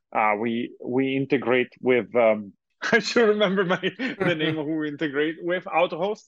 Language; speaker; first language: English; non-native, fluent; Italian